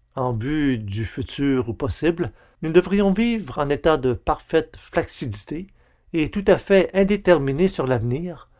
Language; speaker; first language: French; native; French